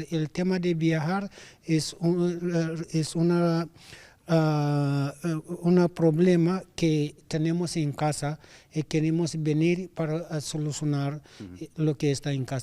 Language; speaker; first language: Spanish; non-native, learner; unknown